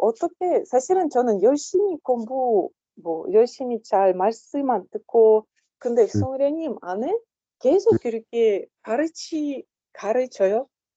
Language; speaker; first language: Korean; non-native, learner; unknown